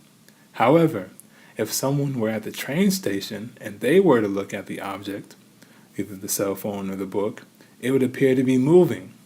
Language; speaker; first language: English; native; English